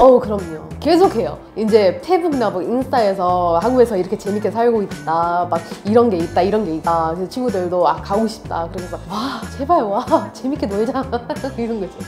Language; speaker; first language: Korean; non-native, fluent; Hindi